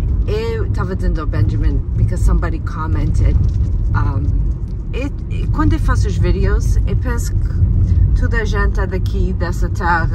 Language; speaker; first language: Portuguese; early bilingual, heritage; English